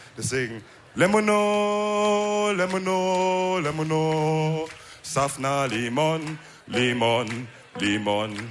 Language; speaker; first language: German; early bilingual, other home language; Wolof